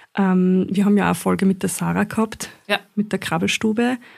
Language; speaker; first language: German; native; German